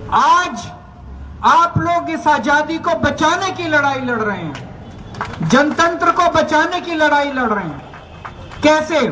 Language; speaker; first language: Hindi; native; Hindi